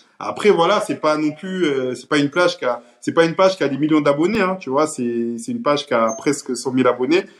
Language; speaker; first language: French; early bilingual, other home language; Kabuverdianu